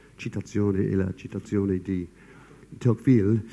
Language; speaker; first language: Italian; non-native, fluent; English